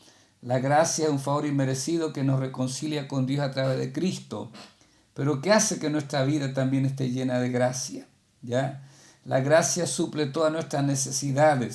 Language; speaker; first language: Spanish; native; Spanish